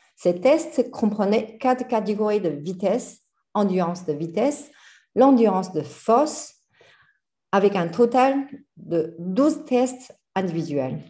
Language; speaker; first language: French; non-native, fluent; Chinese